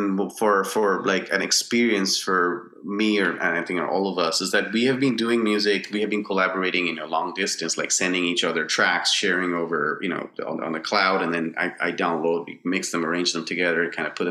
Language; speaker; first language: English; non-native, local second language; Bangla